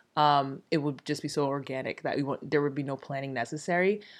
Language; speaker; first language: English; early bilingual, other home language; Yoruba